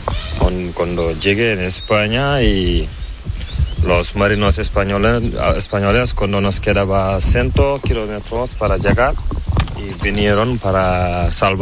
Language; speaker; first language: Spanish; non-native, learner; Fula